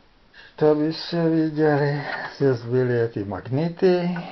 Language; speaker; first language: Russian; non-native, fluent; Czech